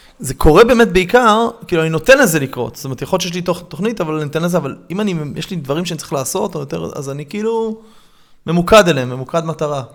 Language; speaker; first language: Hebrew; native; Hebrew